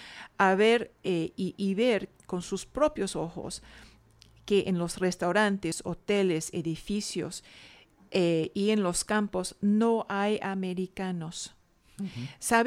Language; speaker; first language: Spanish; non-native, fluent; English